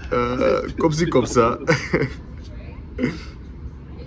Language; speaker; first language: French; non-native, learner; English